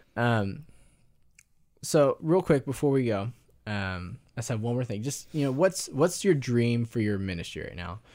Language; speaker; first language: English; native; English